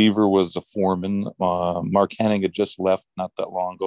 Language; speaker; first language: English; native; English